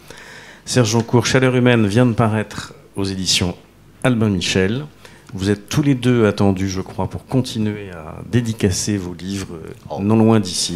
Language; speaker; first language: French; native; French